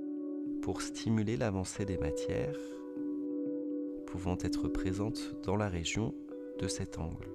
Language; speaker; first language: French; native; French